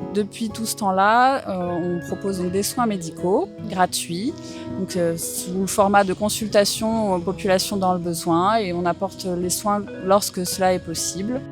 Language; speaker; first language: French; native; French